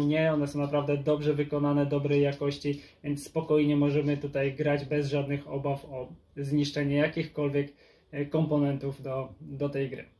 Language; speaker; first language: Polish; native; Polish